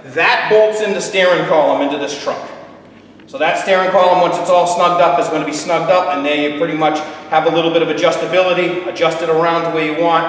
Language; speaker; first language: English; native; English